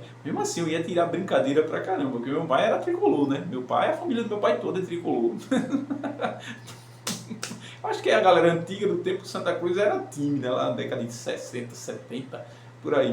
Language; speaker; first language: Portuguese; native; Portuguese